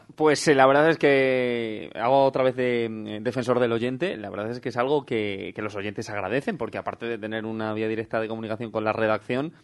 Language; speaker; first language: Spanish; native; Spanish